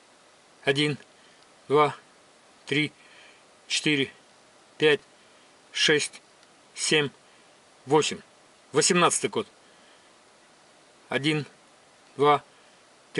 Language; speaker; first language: Russian; native; Russian